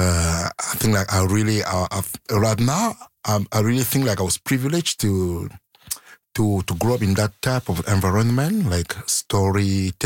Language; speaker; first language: English; non-native, local second language; French